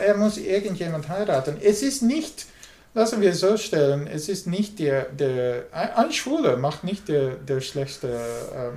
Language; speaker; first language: German; non-native, learner; English